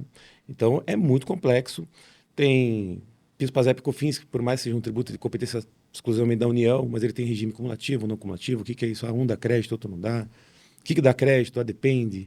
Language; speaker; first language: Portuguese; native; Portuguese